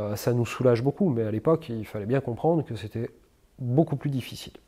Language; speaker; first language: French; native; French